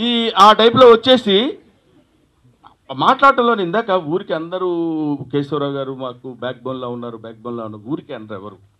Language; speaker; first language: Telugu; native; Telugu